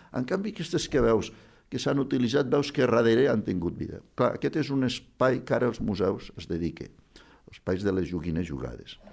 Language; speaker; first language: Catalan; native; Catalan